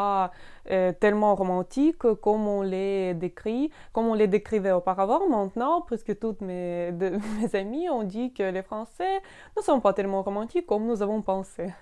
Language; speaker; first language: French; non-native, fluent; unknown